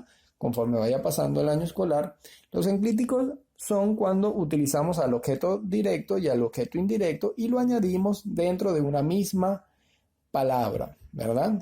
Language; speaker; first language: Spanish; native; Spanish